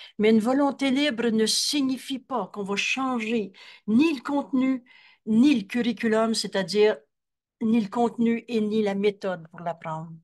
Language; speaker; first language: French; native; French